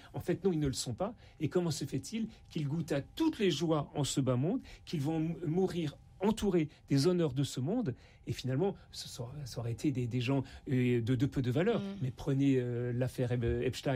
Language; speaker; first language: French; native; French